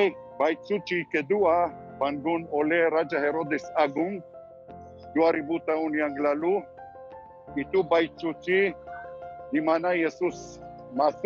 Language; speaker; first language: Indonesian; non-native, learner; Hebrew